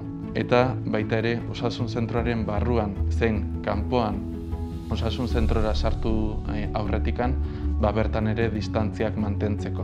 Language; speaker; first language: Basque; native; Basque